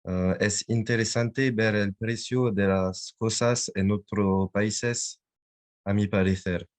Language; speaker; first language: Spanish; non-native, learner; French